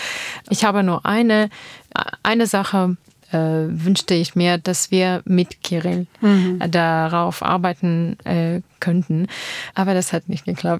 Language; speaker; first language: German; non-native, learner; Armenian